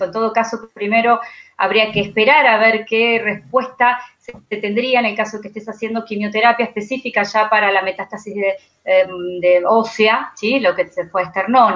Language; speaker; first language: Spanish; native; Spanish